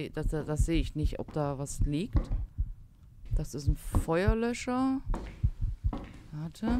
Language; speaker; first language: German; native; German